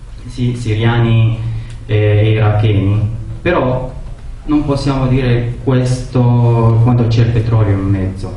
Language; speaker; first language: Italian; non-native, learner; Arabic